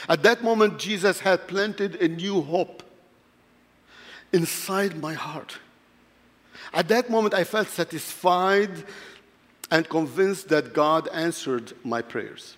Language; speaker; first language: English; non-native, fluent; Arabic